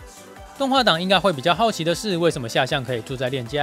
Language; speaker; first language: Chinese; native; Chinese